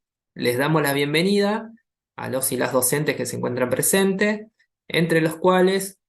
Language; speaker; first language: Spanish; native; Spanish